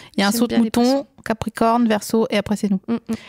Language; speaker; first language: French; native; French